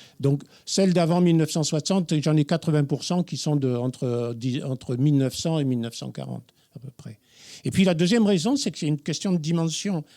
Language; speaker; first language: French; native; French